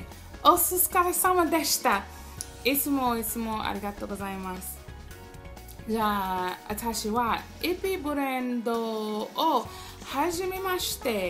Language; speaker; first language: Japanese; non-native, learner; English